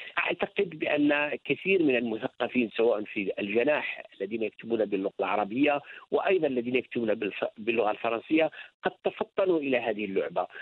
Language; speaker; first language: Arabic; native; Arabic